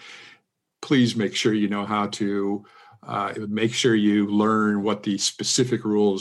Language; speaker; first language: English; native; English